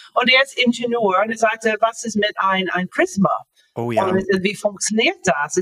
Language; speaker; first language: German; non-native, fluent; English